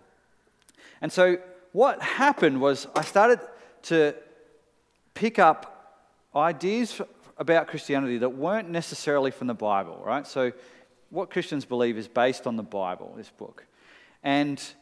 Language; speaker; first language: English; native; English